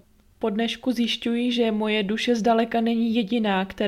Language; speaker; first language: Czech; native; Czech